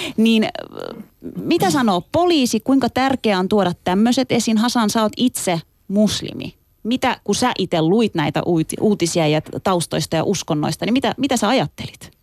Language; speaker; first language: Finnish; early bilingual, other home language; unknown